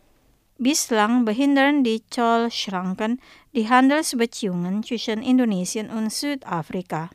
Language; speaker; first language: German; non-native, fluent; Indonesian